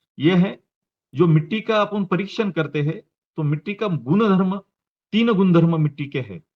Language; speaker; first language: Hindi; non-native, local second language; Marathi